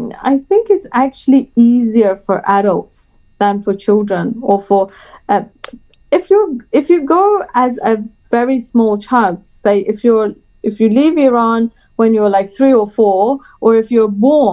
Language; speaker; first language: English; early bilingual, other home language; Persian